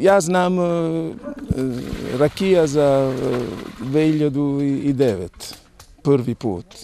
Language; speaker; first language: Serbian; non-native, learner; Italian